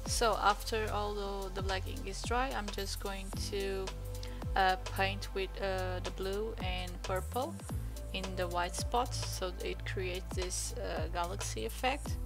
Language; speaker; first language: English; non-native, fluent; Portuguese